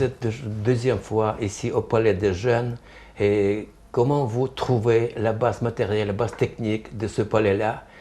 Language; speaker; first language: French; non-native, fluent; Ukrainian